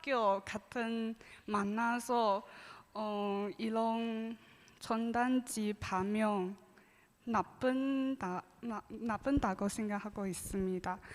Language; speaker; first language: Korean; non-native, learner; Chinese